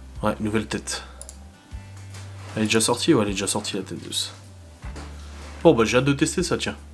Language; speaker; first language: French; native; French